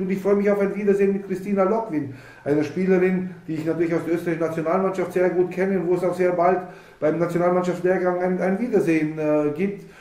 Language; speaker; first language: German; native; German